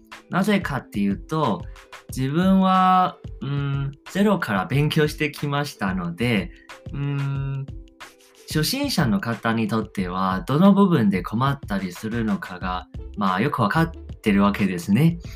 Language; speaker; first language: Japanese; non-native, fluent; Chinese